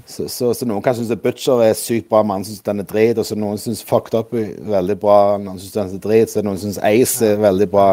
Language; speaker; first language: Norwegian; native; Norwegian